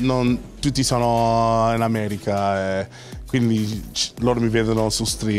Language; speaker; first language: Italian; non-native, fluent; English